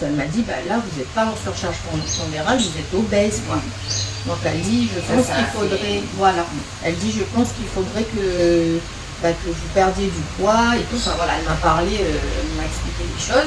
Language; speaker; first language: French; native; French